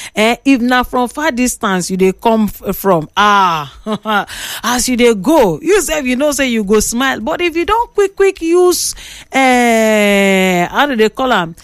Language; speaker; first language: Nigerian Pidgin; native; Nigerian Pidgin